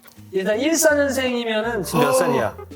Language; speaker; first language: Korean; native; Korean